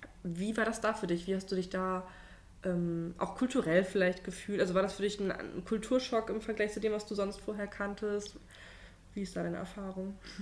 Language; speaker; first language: German; native; German